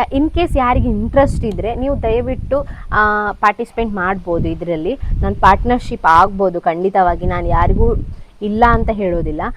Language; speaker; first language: Kannada; non-native, local second language; Konkani